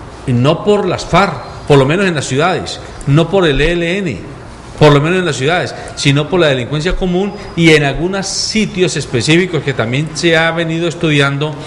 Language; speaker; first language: Spanish; native; Spanish